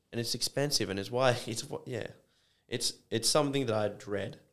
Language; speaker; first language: English; native; English